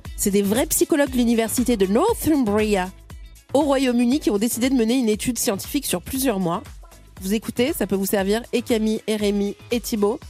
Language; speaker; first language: French; native; French